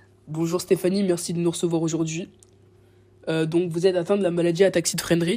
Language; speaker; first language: French; native; French